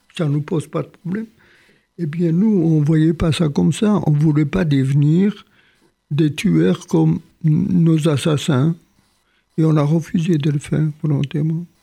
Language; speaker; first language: French; non-native, fluent; Polish